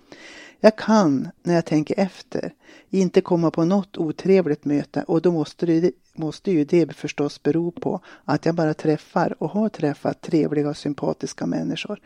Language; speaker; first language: Swedish; native; Swedish